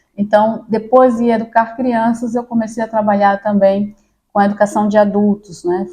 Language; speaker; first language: Portuguese; native; Portuguese